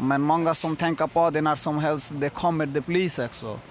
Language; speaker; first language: Swedish; non-native, learner; Bangla